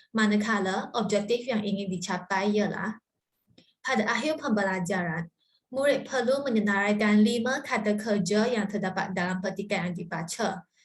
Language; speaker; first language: Malay; non-native, local second language; Chinese